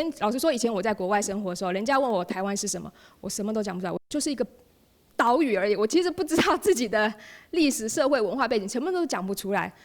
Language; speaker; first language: Chinese; native; Chinese